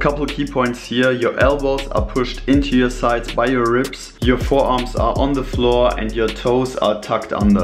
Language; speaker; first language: English; non-native, fluent; German